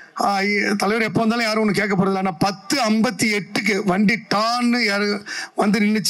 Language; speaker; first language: Tamil; native; Tamil